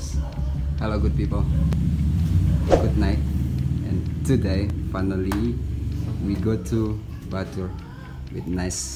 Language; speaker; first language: English; non-native, learner; Indonesian